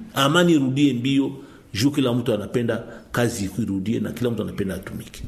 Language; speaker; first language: Swahili; non-native, local second language; Nande